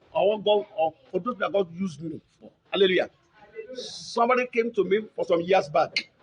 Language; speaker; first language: English; non-native, local second language; Yoruba